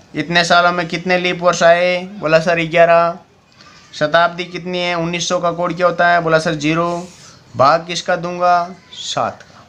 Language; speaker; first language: Hindi; native; Hindi